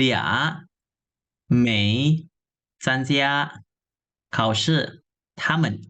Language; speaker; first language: Chinese; non-native, fluent; Indonesian